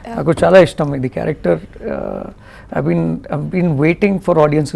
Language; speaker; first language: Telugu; non-native, learner; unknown